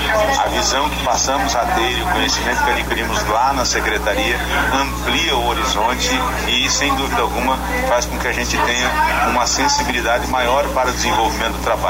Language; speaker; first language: Portuguese; native; Portuguese